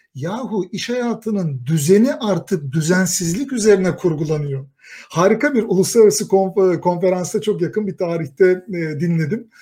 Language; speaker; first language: Turkish; native; Turkish